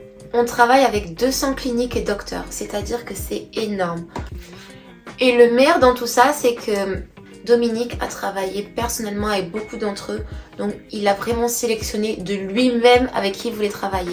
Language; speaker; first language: French; native; French